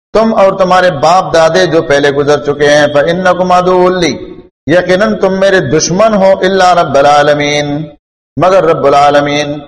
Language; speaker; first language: Urdu; non-native, local second language; Pashto